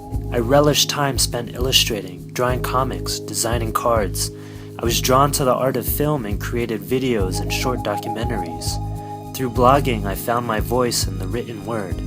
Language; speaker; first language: English; early bilingual, other home language; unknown